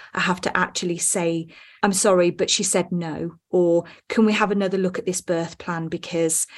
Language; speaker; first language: English; native; English